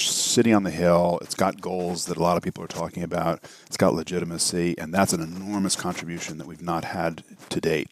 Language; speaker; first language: English; native; English